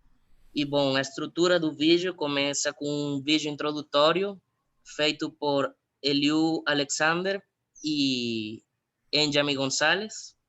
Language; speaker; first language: Portuguese; non-native, fluent; Spanish